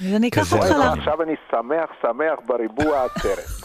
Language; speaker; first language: Hebrew; non-native, fluent; Russian